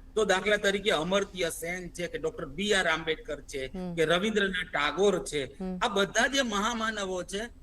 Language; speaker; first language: Gujarati; native; Gujarati